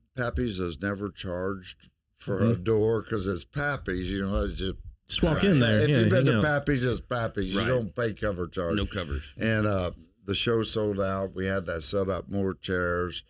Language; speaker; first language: English; native; English